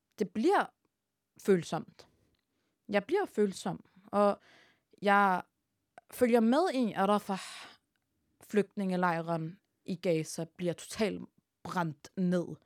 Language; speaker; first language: Danish; early bilingual, other home language; Arabic